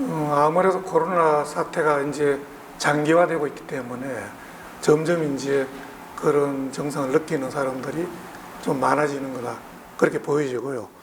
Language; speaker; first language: Korean; native; Korean